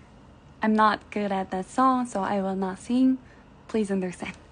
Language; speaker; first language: English; non-native, fluent; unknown